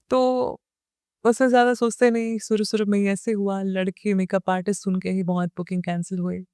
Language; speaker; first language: Hindi; early bilingual, heritage; Hindi